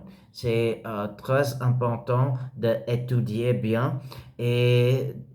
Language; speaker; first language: French; non-native, learner; English